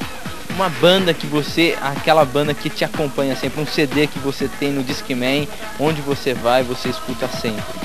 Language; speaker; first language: Portuguese; native; Portuguese